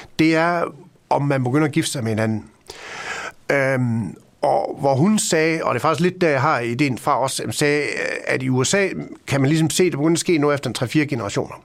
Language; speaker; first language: Danish; native; Danish